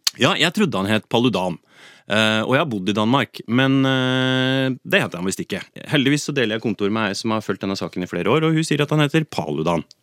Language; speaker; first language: Norwegian; native; Norwegian